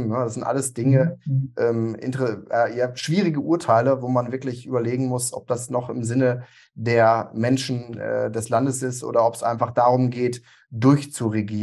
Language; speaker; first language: German; native; German